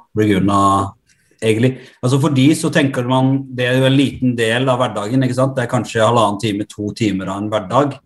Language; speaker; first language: Norwegian; native; Norwegian